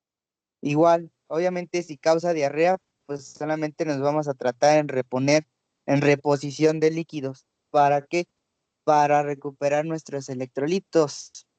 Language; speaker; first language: Spanish; native; Spanish